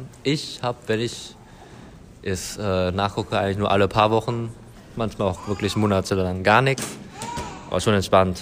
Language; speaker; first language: German; native; German